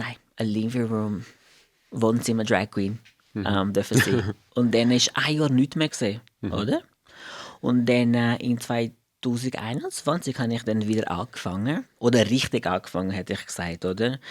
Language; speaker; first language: German; non-native, fluent; Portuguese